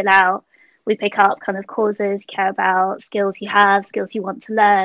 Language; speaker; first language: English; native; English